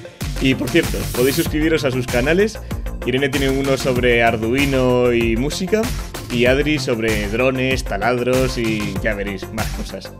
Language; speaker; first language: Spanish; native; Spanish